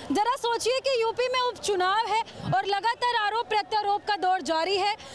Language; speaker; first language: Hindi; native; Hindi